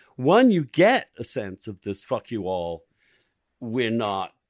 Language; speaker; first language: English; native; English